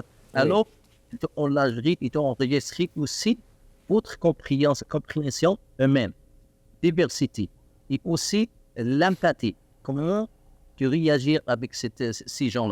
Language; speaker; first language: French; non-native, learner; Arabic